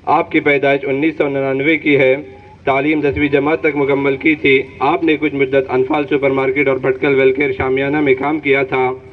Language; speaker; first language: Urdu; non-native, local second language; Konkani